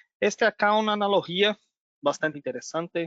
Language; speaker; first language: Spanish; non-native, learner; Portuguese